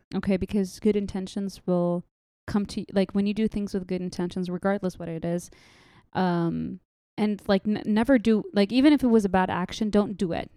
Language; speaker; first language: English; non-native, fluent; Arabic